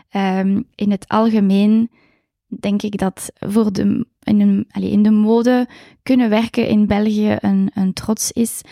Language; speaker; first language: Dutch; native; Dutch